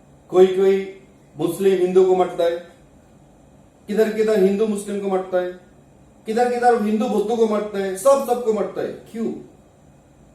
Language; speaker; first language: Hindi; non-native, learner; Bangla